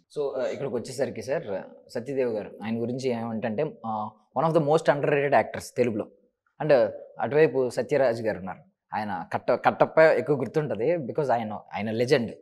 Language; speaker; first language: Telugu; native; Telugu